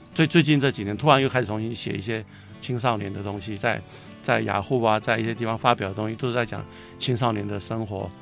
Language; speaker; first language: Chinese; native; Chinese